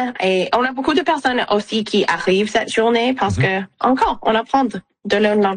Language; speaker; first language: French; non-native, local second language; English